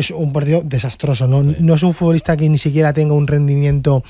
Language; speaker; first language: Spanish; native; Spanish